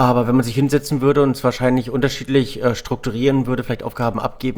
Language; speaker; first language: German; native; German